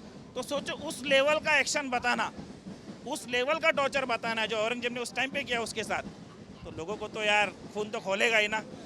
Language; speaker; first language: Hindi; native; Hindi